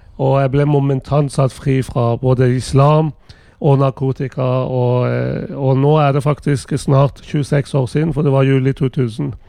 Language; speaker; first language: Norwegian; non-native, fluent; Persian